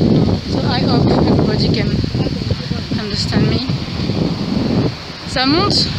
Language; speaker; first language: English; non-native, learner; French